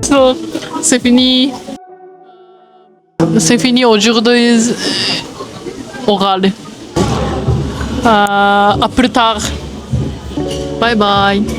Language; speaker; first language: French; non-native, learner; Japanese